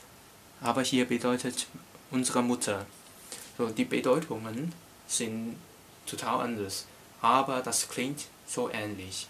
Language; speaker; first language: German; non-native, learner; Cantonese